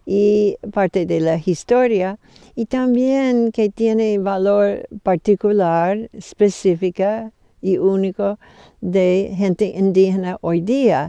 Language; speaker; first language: Spanish; non-native, fluent; English